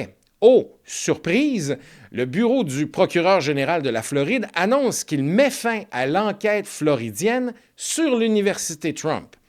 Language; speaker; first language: French; native; French